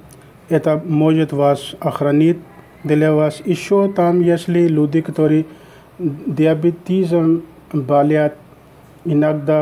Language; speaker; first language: Russian; non-native, learner; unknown